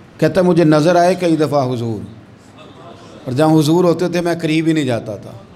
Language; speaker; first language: Urdu; non-native, local second language; Punjabi